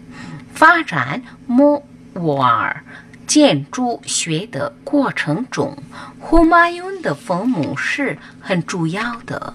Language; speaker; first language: Chinese; non-native, fluent; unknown